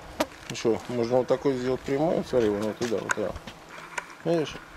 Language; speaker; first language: Russian; native; Russian